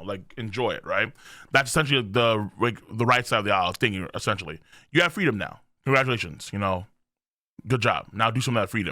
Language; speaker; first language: English; native; English